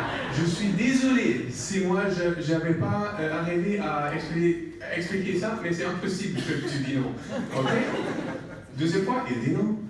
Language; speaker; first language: French; non-native, learner; English